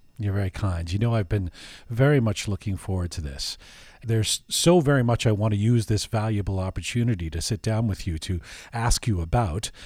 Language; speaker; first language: English; early bilingual, other home language; Persian